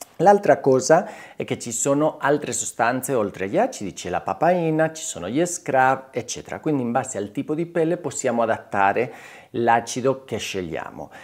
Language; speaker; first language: Italian; non-native, fluent; Spanish